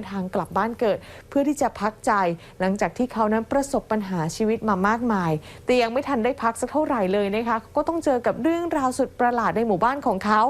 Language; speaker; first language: Thai; native; Thai